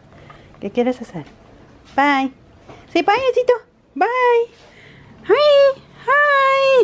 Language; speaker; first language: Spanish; early bilingual, heritage; Spanish